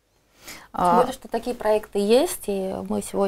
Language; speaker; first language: Russian; native; Russian